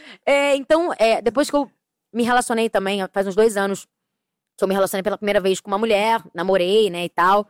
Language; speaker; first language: Portuguese; native; Portuguese